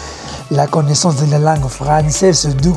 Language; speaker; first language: French; non-native, learner; Spanish